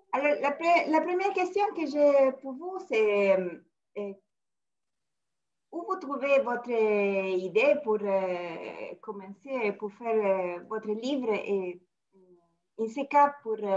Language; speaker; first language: French; non-native, fluent; Italian